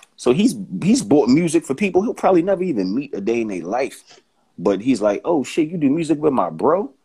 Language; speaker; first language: English; native; English